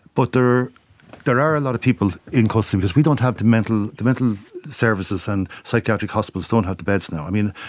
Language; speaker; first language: English; native; English